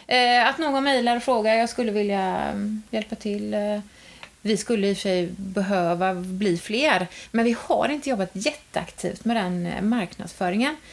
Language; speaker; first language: Swedish; native; Swedish